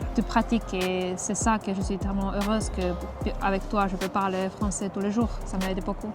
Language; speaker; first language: French; non-native, fluent; Finnish